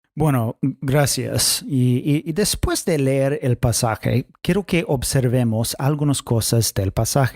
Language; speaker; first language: Spanish; non-native, fluent; English